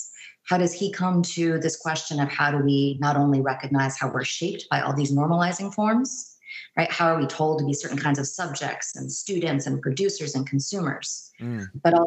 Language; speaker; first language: English; native; English